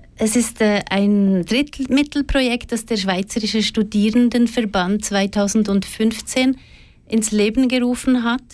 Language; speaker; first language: German; native; German